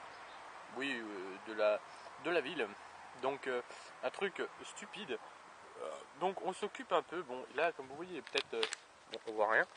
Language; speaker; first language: French; native; French